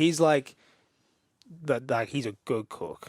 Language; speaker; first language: English; native; English